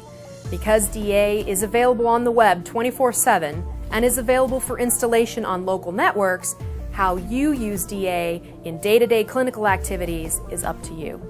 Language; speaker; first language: English; native; English